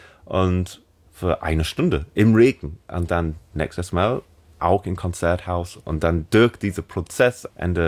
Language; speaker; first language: German; non-native, learner; English